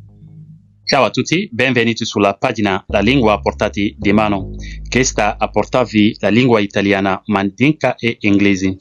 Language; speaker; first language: Italian; non-native, local second language; Mandingo